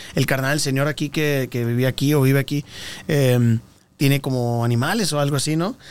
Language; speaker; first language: Spanish; early bilingual, heritage; Spanish